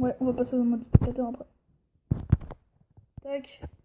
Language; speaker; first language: French; native; French